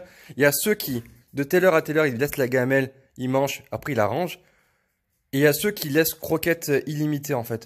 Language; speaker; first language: French; native; French